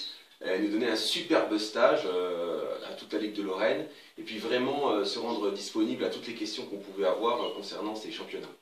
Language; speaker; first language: French; native; French